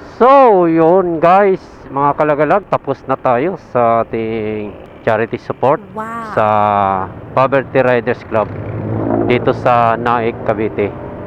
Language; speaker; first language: Filipino; native; Filipino